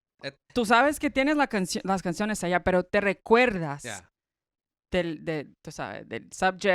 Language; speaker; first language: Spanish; non-native, fluent; Portuguese